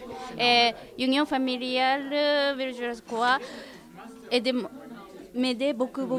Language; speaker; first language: French; non-native, learner; Japanese